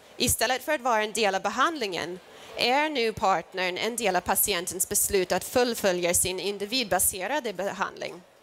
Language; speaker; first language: Swedish; non-native, fluent; English